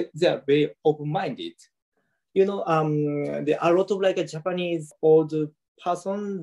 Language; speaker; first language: English; non-native, learner; Japanese